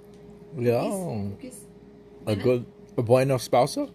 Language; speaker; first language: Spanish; non-native, learner; English